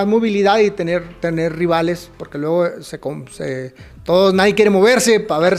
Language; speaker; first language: Spanish; native; Spanish